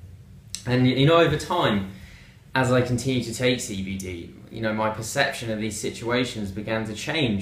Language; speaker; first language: English; native; English